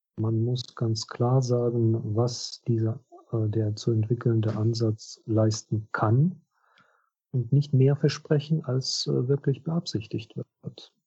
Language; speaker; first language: German; non-native, fluent; Russian